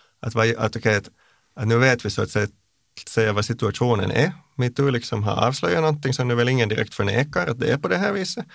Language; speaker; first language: Swedish; native; Swedish